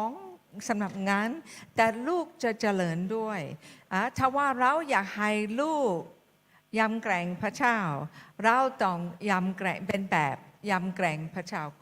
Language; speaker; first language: Thai; non-native, fluent; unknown